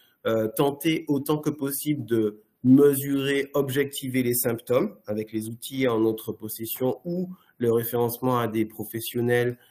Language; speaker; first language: French; native; French